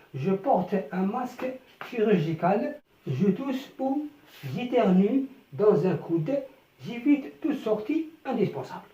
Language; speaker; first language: French; non-native, local second language; Arabic